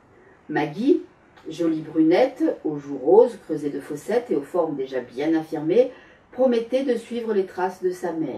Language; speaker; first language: French; native; French